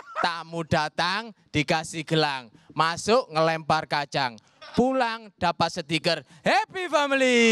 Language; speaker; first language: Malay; non-native, local second language; Javanese